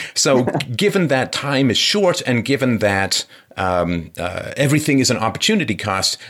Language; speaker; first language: English; native; English